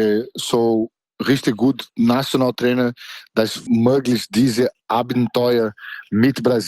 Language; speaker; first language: German; non-native, fluent; Portuguese